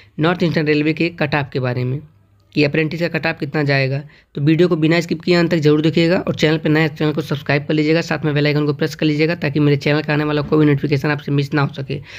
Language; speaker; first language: Hindi; native; Hindi